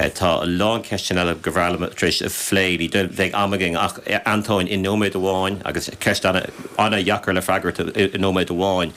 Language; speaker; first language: Irish; native; Irish